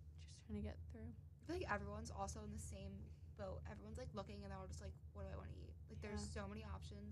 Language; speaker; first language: English; native; English